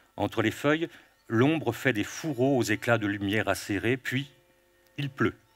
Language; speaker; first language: French; native; French